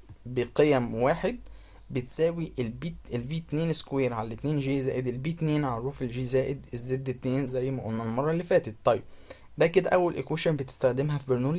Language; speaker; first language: Arabic; native; Arabic